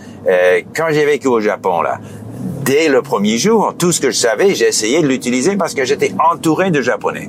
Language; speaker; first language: French; non-native, fluent; English